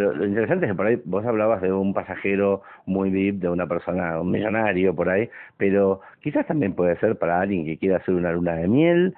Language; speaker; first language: Spanish; native; Spanish